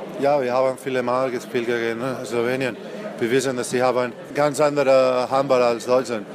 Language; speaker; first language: German; non-native, learner; Spanish